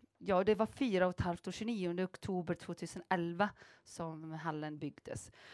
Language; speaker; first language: Swedish; non-native, fluent; Arabic